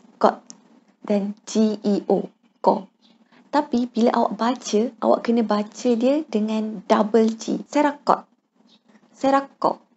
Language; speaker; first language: Malay; native; Malay